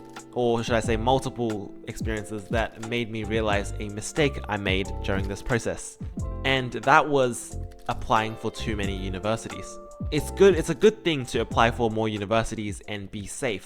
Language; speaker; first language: English; early bilingual, other home language; Chinese